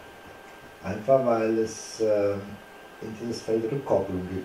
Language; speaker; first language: German; non-native, fluent; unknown